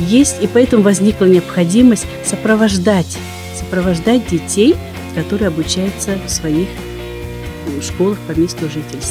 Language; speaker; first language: Russian; native; Russian